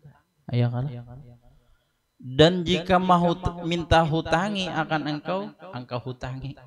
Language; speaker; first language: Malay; non-native, local second language; Banjar